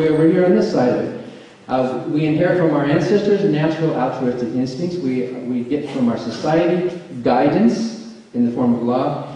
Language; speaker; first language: English; native; English